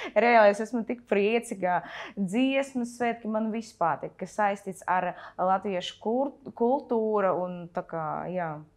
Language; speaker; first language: Latvian; early bilingual, other home language; Russian